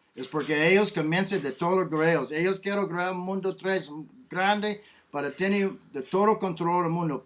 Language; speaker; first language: Spanish; non-native, learner; English